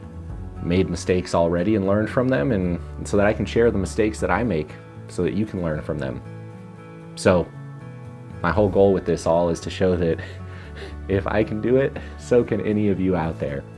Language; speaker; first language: English; native; English